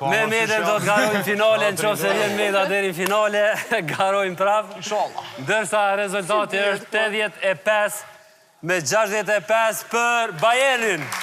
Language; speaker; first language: Albanian; native; Albanian